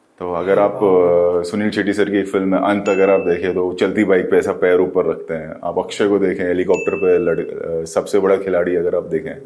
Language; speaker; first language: Hindi; native; Hindi